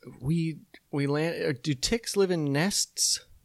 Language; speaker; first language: English; native; English